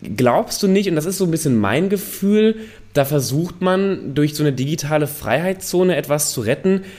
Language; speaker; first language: German; native; German